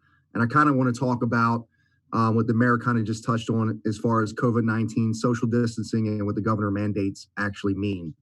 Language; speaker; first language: English; native; English